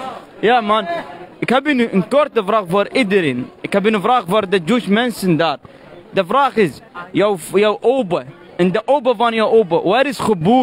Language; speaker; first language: Dutch; non-native, learner; Arabic